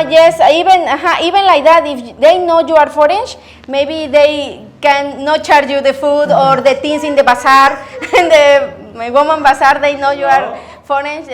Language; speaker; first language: English; non-native, learner; Spanish